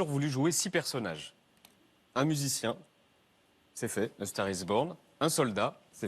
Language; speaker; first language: French; native; French